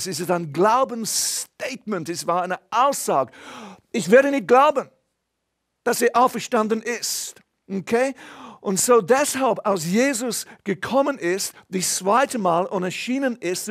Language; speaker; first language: German; non-native, fluent; English